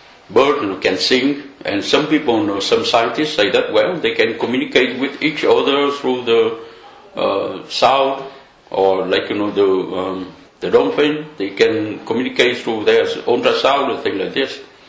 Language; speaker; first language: English; non-native, fluent; Vietnamese